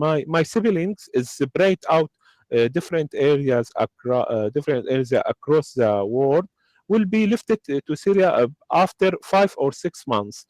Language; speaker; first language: English; non-native, learner; Arabic